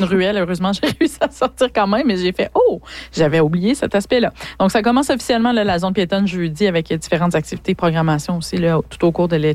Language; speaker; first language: French; native; French